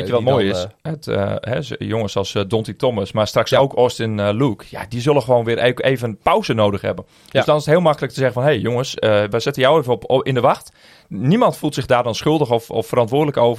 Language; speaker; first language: Dutch; native; Dutch